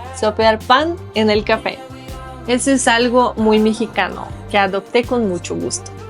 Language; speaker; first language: Spanish; non-native, fluent; Russian